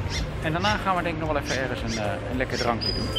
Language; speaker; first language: Dutch; native; Dutch